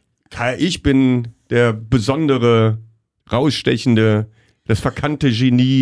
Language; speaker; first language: German; native; German